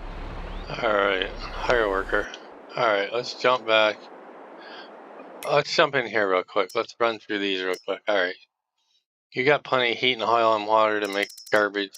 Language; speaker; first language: English; native; English